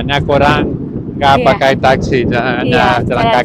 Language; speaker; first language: Indonesian; non-native, learner; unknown